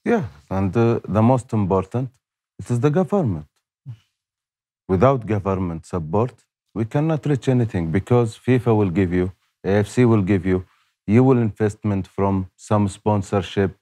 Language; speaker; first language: English; non-native, learner; Arabic